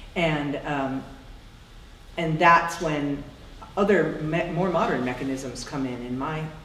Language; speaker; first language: English; native; English